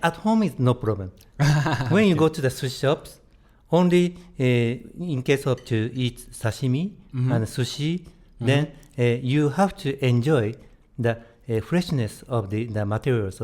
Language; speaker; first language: English; non-native, learner; Japanese